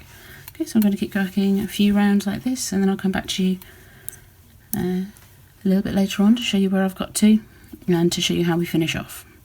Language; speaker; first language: English; native; English